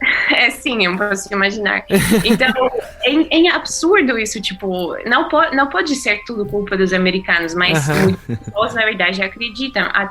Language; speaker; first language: Portuguese; non-native, fluent; Russian